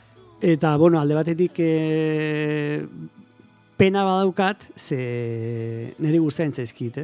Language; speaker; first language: Basque; native; Basque